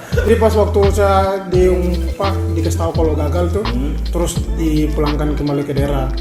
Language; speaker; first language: Indonesian; native; Indonesian